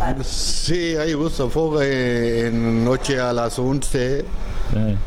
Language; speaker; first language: Spanish; non-native, learner; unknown